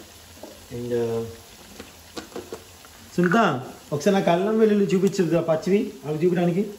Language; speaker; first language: Tamil; non-native, learner; Telugu